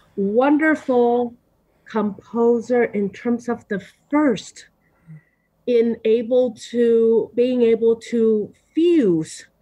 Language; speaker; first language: English; non-native, fluent; Chinese